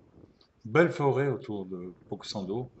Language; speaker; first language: French; native; French